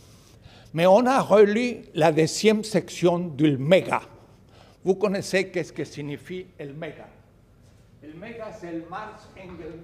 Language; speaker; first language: French; non-native, fluent; Spanish